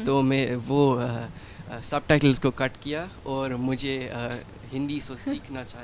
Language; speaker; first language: Hindi; early bilingual, heritage; Hindi